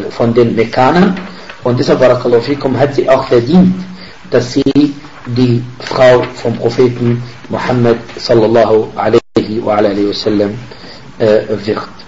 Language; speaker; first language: German; non-native, fluent; Arabic